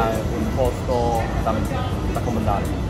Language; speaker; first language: Italian; non-native, learner; Chinese